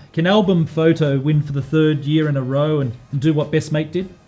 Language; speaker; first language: English; native; English